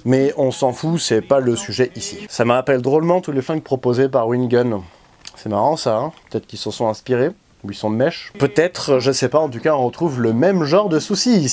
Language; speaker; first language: French; native; French